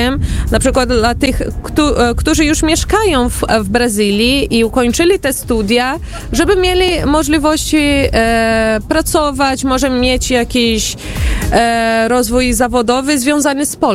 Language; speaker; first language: Polish; early bilingual, heritage; Portuguese